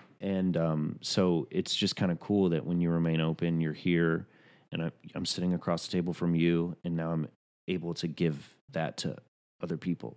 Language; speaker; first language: English; native; English